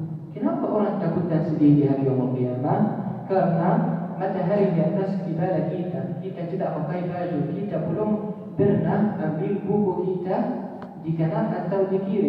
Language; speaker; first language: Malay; non-native, learner; Arabic